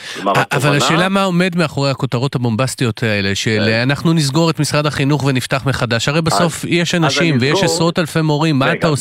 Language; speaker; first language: Hebrew; native; Hebrew